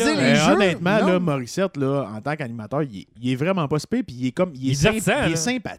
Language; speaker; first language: French; native; French